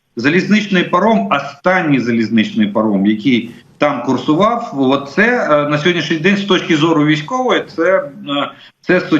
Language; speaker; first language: Ukrainian; non-native, local second language; Russian